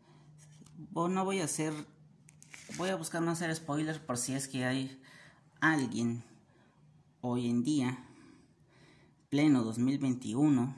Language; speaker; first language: Spanish; native; Spanish